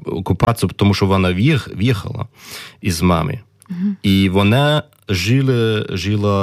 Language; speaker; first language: Ukrainian; early bilingual, heritage; German